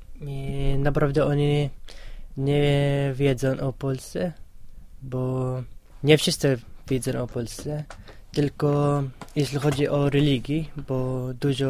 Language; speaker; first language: Polish; non-native, learner; Hebrew